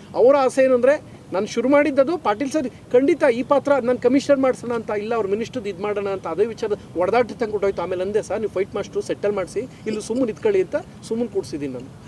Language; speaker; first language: Kannada; native; Kannada